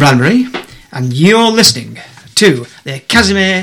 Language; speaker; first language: English; native; English